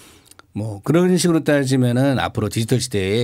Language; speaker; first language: Korean; native; Korean